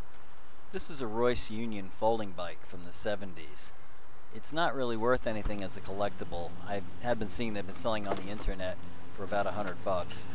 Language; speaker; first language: English; native; English